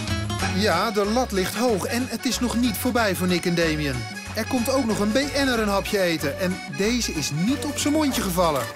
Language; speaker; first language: Dutch; native; Dutch